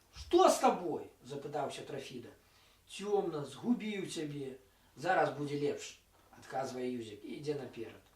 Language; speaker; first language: Belarusian; non-native, local second language; Russian